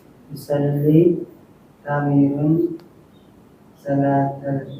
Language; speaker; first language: Arabic; non-native, learner; Filipino